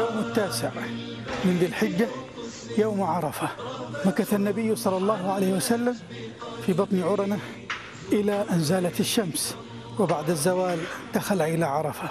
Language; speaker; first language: Arabic; native; Arabic